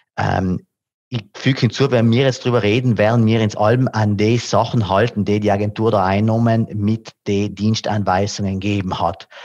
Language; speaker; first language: German; non-native, local second language; Italian